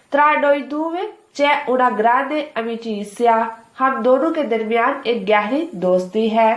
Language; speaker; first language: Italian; non-native, fluent; Urdu